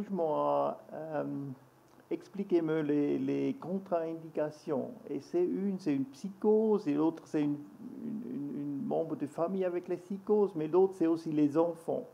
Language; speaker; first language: French; non-native, local second language; German